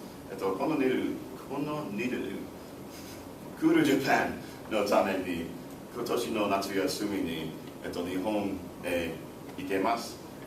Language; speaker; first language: Japanese; non-native, learner; English